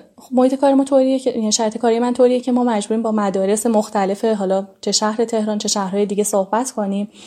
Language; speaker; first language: Persian; native; Persian